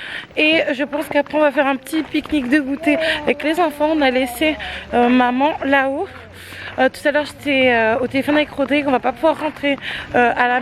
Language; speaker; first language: French; native; French